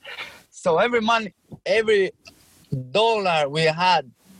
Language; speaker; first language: English; non-native, fluent; Albanian